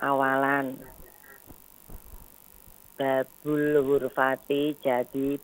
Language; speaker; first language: Arabic; non-native, learner; Indonesian